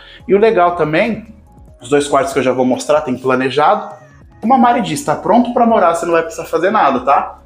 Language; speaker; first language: Portuguese; native; Portuguese